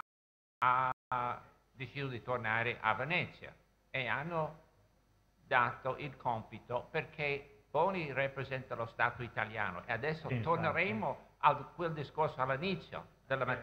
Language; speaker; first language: Italian; non-native, fluent; English